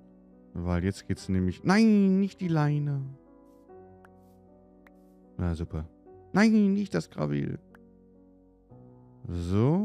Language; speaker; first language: German; native; German